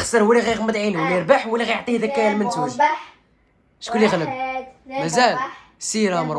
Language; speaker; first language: Arabic; native; Arabic